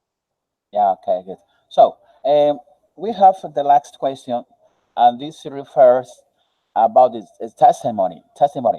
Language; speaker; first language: English; non-native, learner; Spanish